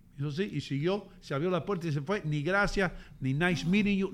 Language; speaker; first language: Spanish; native; Spanish